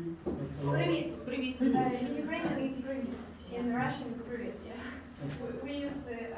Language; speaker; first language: English; non-native, learner; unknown